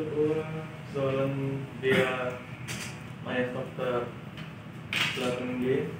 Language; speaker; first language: German; non-native, learner; Indonesian